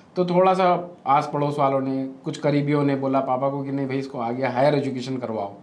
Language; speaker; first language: Hindi; native; Hindi